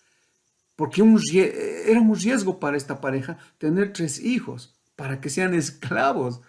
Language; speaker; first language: Spanish; native; Spanish